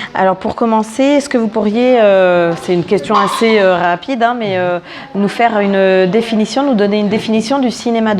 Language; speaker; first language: French; native; French